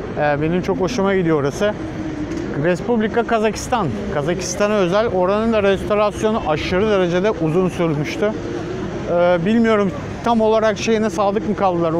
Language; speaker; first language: Turkish; native; Turkish